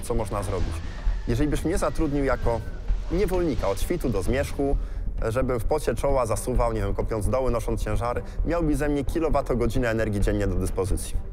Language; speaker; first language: Polish; native; Polish